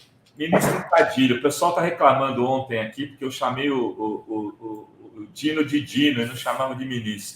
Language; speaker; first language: Portuguese; native; Portuguese